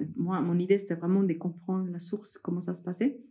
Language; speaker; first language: French; early bilingual, other home language; Spanish